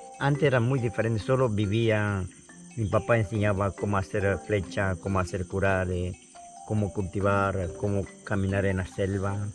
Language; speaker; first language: Spanish; non-native, local second language; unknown